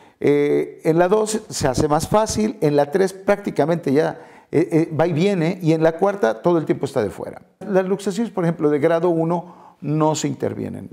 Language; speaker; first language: Spanish; native; Spanish